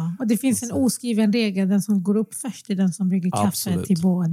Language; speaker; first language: Swedish; early bilingual, other home language; Arabic